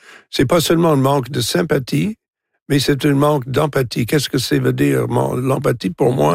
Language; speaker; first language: French; non-native, local second language; English